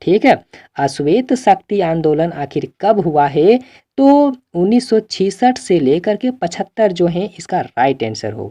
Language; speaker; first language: Hindi; native; Hindi